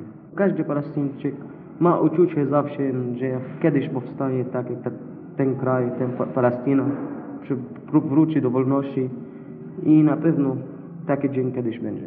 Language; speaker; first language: Polish; non-native, fluent; Arabic